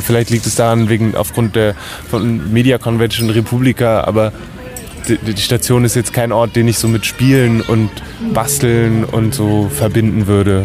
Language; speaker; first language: German; native; German